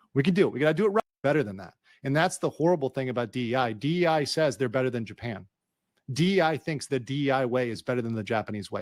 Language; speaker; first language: English; native; English